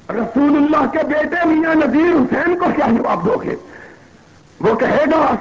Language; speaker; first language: Urdu; non-native, local second language; Punjabi